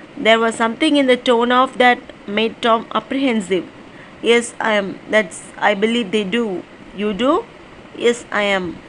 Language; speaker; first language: English; non-native, local second language; Tamil